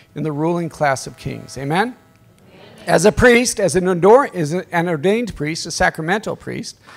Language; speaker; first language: English; native; English